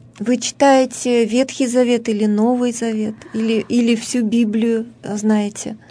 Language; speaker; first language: Russian; native; Russian